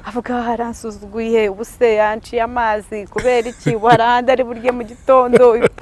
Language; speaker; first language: Kinyarwanda; early bilingual, heritage; Kinyarwanda